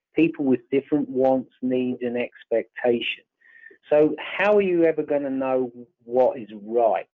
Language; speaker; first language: English; native; English